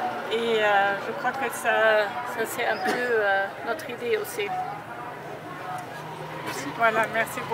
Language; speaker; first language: French; non-native, fluent; German